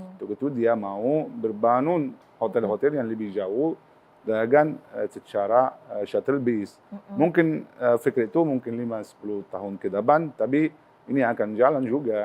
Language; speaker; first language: Indonesian; non-native, learner; Arabic